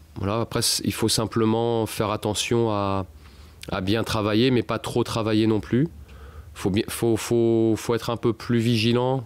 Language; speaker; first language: French; native; French